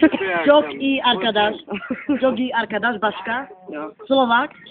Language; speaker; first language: Turkish; non-native, learner; Slovak